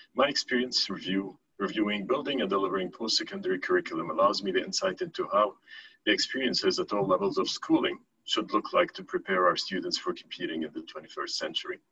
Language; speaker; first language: English; non-native, fluent; Arabic